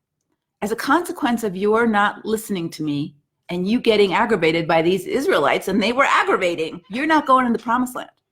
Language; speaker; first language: English; native; English